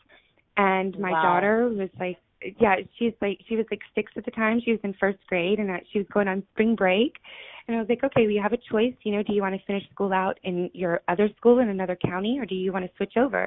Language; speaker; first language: English; native; English